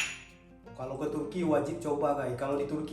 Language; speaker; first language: Indonesian; native; Indonesian